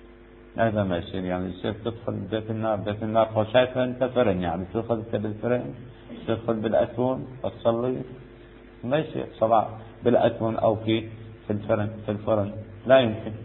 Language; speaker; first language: Arabic; native; Arabic